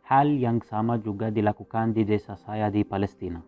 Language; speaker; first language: Indonesian; non-native, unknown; Arabic